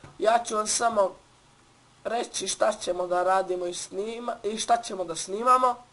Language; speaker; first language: Bosnian; native; Bosnian